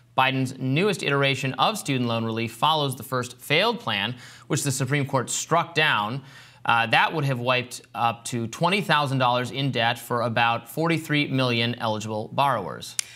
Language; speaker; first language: English; native; English